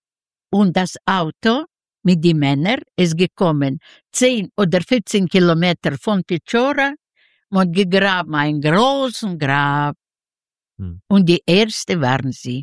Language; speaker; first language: German; non-native, learner; Russian